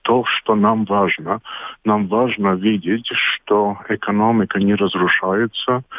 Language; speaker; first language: Russian; non-native, local second language; Latvian